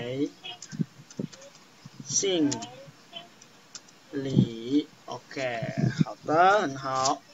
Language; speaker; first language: Chinese; non-native, fluent; Indonesian